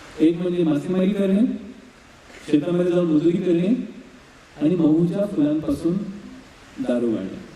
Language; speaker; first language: Marathi; non-native, local second language; Bhili